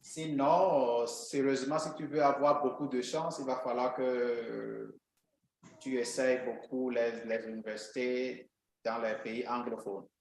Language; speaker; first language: French; non-native, local second language; Ewe